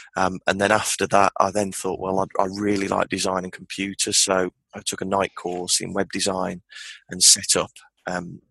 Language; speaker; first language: English; native; English